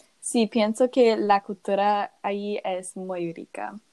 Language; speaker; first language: Spanish; non-native, learner; English